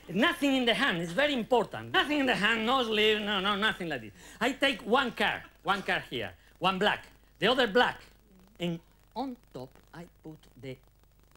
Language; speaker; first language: English; non-native, learner; Spanish